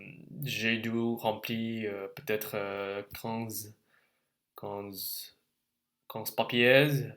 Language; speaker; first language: French; non-native, learner; Indonesian